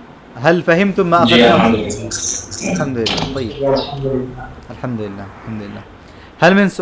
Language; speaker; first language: Arabic; non-native, fluent; Bangla